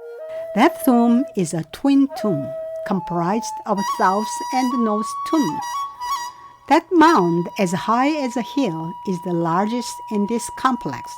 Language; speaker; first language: English; non-native, fluent; Korean